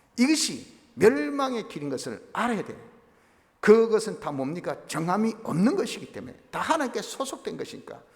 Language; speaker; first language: Korean; native; Korean